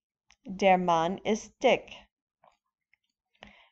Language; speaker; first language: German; non-native, fluent; English